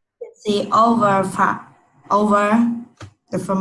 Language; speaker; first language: English; non-native, learner; Vietnamese